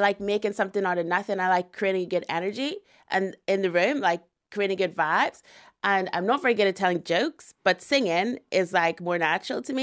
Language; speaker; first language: English; native; English